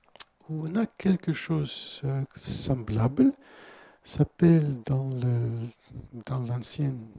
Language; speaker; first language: French; non-native, fluent; Russian